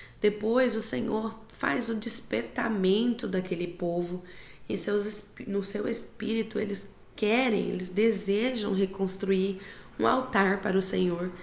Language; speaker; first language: Portuguese; native; Portuguese